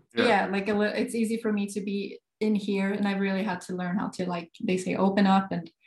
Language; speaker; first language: English; non-native, fluent; Swedish